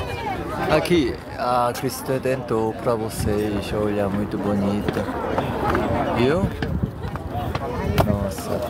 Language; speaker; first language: Portuguese; non-native, learner; Korean